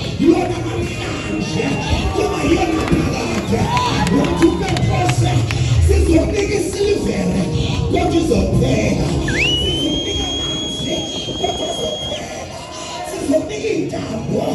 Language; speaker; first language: Zulu; non-native, local second language; Xhosa